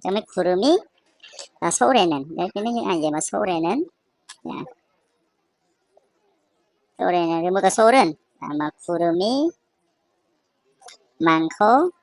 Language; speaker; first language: Korean; non-native, fluent; Khmer